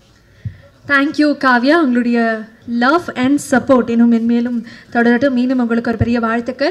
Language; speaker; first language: Tamil; native; Tamil